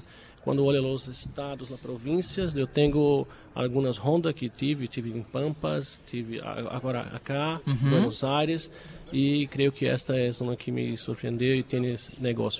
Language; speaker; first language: Spanish; non-native, learner; Portuguese